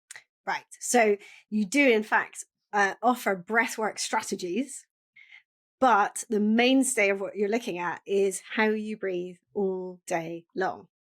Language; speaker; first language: English; native; English